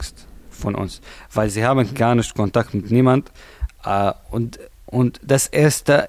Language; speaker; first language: German; non-native, learner; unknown